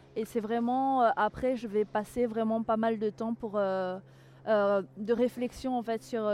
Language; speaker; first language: French; non-native, local second language; Malagasy